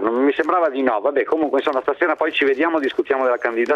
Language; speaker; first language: Italian; native; Italian